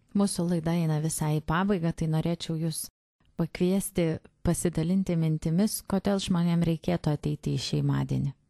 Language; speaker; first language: Lithuanian; native; Lithuanian